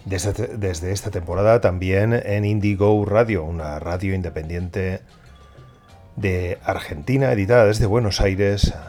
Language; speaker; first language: Spanish; non-native, local second language; Catalan